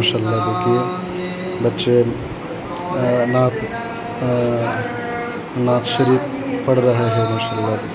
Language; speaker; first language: Hindi; non-native, local second language; Bangla